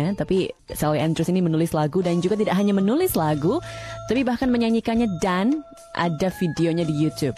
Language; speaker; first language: Indonesian; native; Indonesian